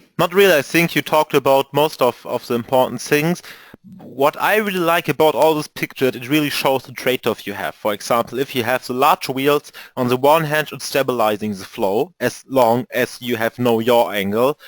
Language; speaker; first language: English; non-native, fluent; German